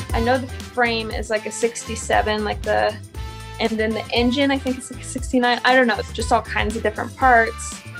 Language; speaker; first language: English; native; English